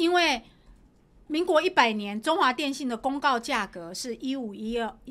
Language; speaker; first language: Chinese; native; Chinese